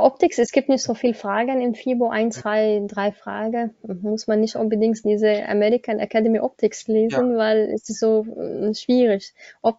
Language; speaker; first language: German; non-native, learner; Arabic